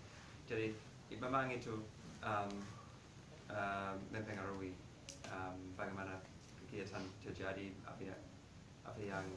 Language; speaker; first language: Indonesian; non-native, fluent; English